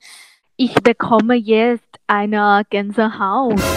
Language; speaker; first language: German; non-native, learner; Thai